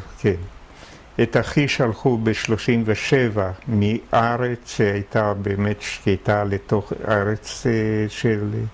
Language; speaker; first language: Hebrew; early bilingual, other home language; German